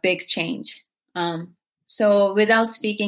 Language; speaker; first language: English; non-native, fluent; Japanese